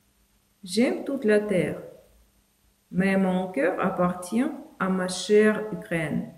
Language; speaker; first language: French; non-native, fluent; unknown